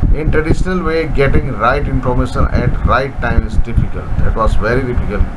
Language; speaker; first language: English; non-native, local second language; Hindi